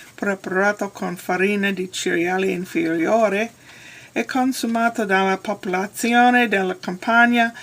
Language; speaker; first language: Italian; non-native, learner; English